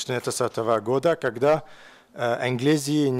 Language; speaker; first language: Russian; non-native, learner; French